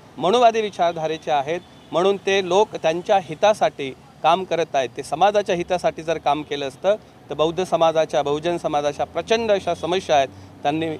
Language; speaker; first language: Marathi; native; Marathi